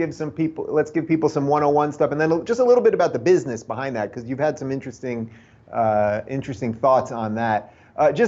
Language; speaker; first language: English; native; English